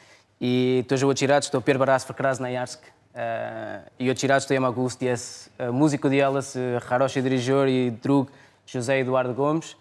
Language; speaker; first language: Russian; non-native, learner; Portuguese